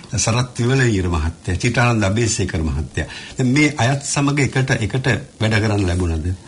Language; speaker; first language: Sinhala; native; Sinhala